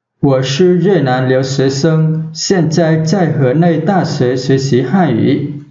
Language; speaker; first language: Chinese; non-native, fluent; Vietnamese